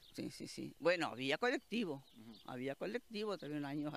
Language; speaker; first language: Spanish; native; Spanish